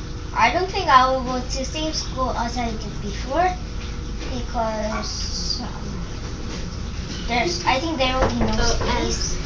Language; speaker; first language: English; non-native, fluent; Korean